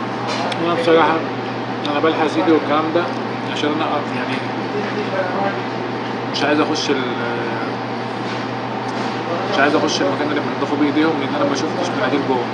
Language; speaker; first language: Arabic; native; Arabic